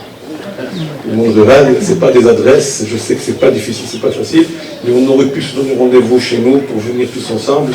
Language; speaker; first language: French; non-native, local second language; Arabic